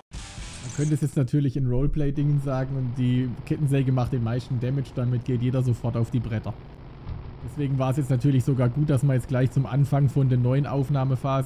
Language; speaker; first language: German; native; German